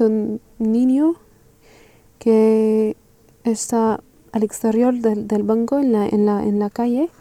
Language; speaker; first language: Spanish; non-native, learner; French